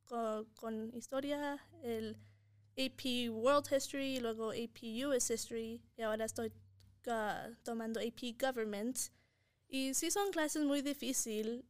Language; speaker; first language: Spanish; early bilingual, heritage; Spanish